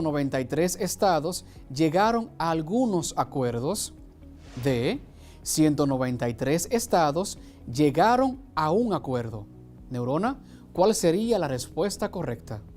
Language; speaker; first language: Spanish; native; Spanish